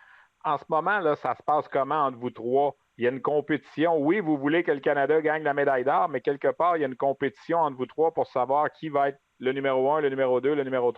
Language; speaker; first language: French; native; French